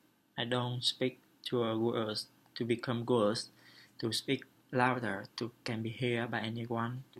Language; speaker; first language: English; non-native, learner; Vietnamese